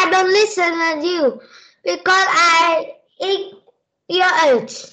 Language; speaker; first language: English; non-native, learner; Vietnamese